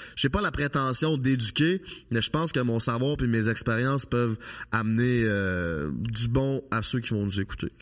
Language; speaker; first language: French; native; French